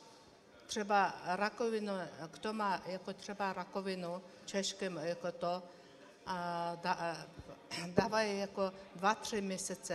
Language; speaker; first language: Czech; non-native, learner; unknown